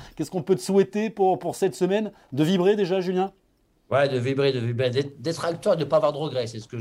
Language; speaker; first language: French; native; French